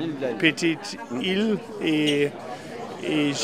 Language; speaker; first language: French; non-native, learner; German